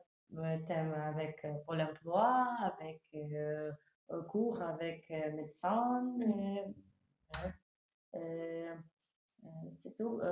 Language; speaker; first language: French; non-native, learner; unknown